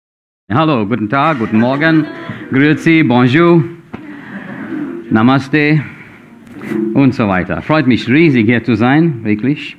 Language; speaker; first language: German; non-native, fluent; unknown